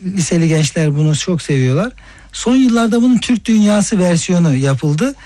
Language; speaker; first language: Turkish; native; Turkish